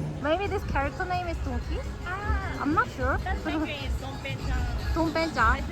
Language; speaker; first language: English; non-native, learner; Korean